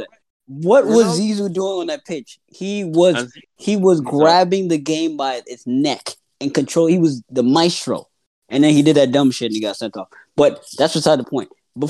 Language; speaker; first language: English; non-native, local second language; Akan